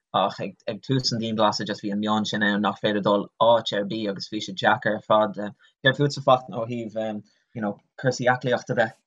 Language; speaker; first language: Irish; non-native, local second language; English